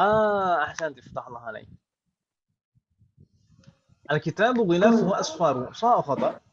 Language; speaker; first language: Arabic; non-native, fluent; Indonesian